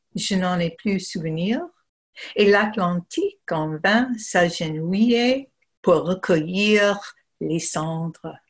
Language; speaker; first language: French; non-native, fluent; English